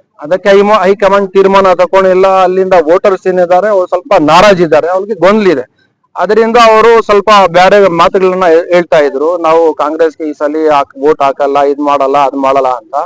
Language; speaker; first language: Kannada; non-native, local second language; Urdu